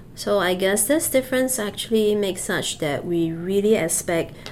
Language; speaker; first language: English; native; English